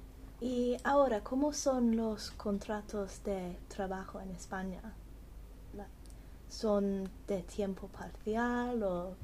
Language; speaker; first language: Spanish; non-native, learner; English